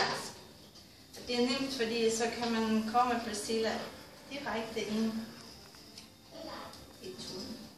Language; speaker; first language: Danish; non-native, fluent; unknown